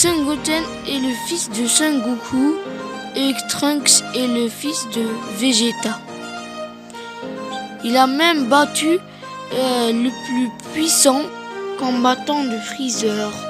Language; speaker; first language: French; non-native, learner; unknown